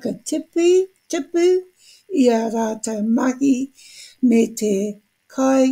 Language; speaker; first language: Māori; non-native, local second language; English